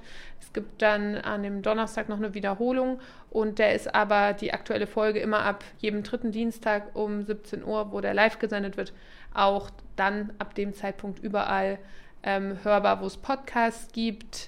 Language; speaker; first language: German; native; German